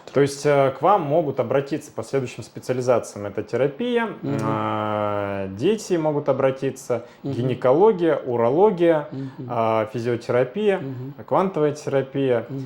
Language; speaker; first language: Russian; native; Russian